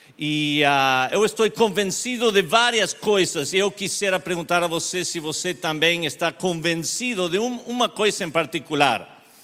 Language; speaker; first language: Portuguese; non-native, learner; Spanish